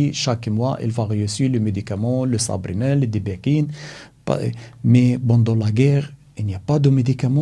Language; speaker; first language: French; non-native, learner; Arabic